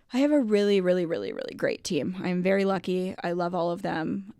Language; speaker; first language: English; native; English